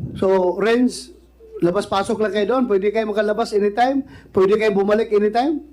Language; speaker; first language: Filipino; non-native, local second language; Cebuano